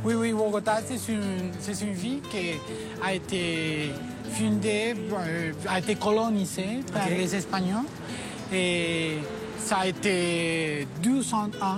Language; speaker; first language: French; non-native, learner; Spanish